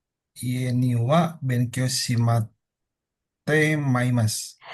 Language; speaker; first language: Japanese; non-native, learner; Indonesian